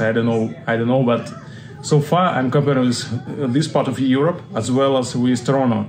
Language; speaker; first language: English; non-native, fluent; Russian